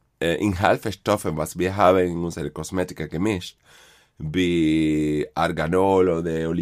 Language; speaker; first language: German; non-native, fluent; Spanish